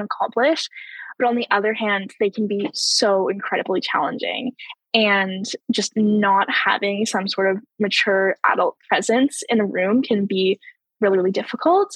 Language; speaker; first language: English; native; English